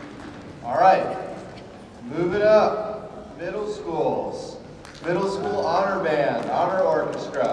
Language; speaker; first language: English; native; English